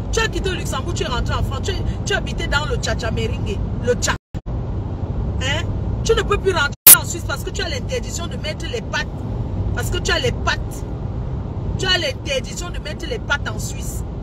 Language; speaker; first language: French; non-native, local second language; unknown